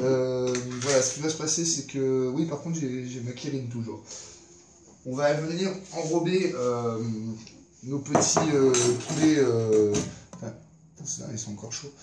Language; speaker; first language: French; native; French